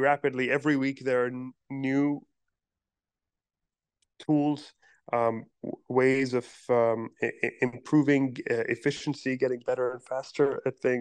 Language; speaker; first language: English; non-native, local second language; Pashto